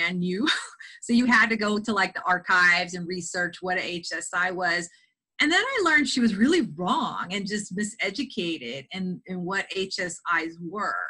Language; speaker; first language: English; native; English